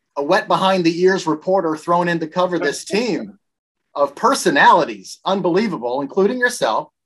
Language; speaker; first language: English; native; English